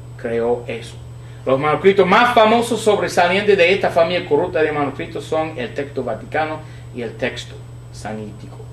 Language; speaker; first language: Spanish; non-native, fluent; English